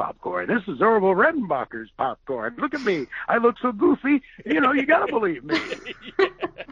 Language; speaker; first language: English; native; English